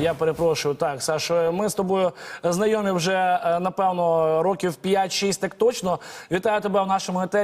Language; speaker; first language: Ukrainian; native; Ukrainian